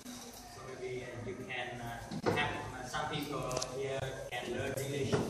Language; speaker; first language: English; non-native, learner; Vietnamese